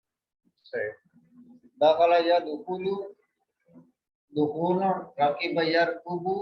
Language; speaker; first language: Arabic; non-native, learner; Urdu